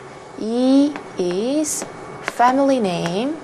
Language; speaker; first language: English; non-native, fluent; Korean